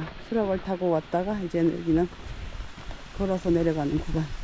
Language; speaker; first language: Korean; native; Korean